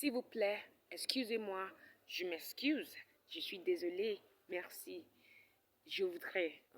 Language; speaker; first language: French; non-native, fluent; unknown